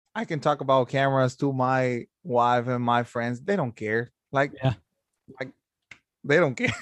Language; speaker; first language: English; non-native, fluent; Spanish